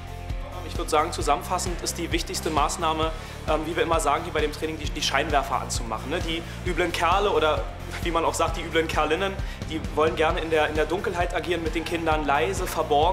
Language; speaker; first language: German; native; German